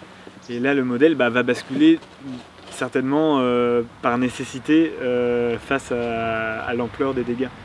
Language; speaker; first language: French; native; French